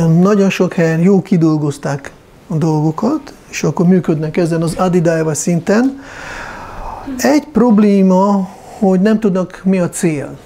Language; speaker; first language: Hungarian; non-native, fluent; Russian